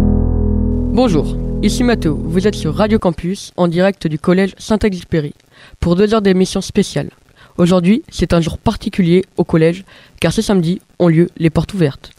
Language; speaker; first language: French; native; French